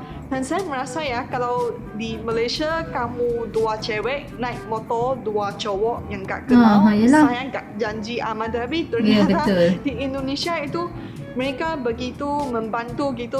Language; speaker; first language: Indonesian; non-native, fluent; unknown